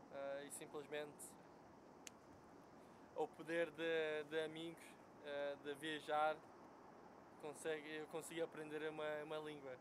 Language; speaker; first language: Portuguese; non-native, fluent; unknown